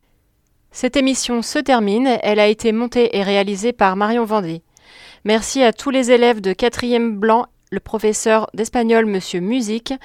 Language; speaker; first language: French; native; French